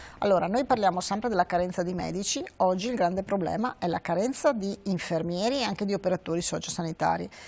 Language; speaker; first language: Italian; native; Italian